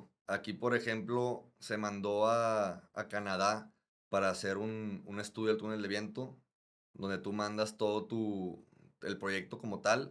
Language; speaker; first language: Spanish; native; Spanish